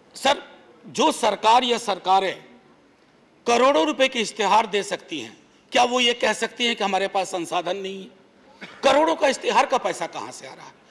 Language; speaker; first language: Hindi; native; Hindi